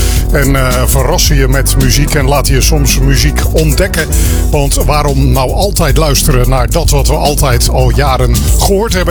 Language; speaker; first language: Dutch; native; Dutch